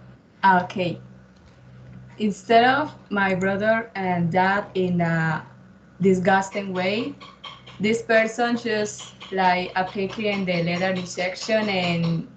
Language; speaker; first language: English; non-native, learner; Spanish